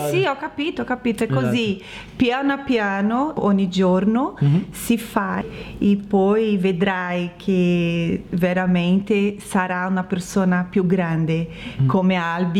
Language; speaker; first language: Italian; non-native, learner; Portuguese